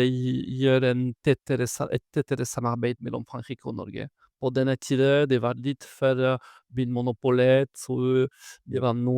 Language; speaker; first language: Norwegian; non-native, fluent; French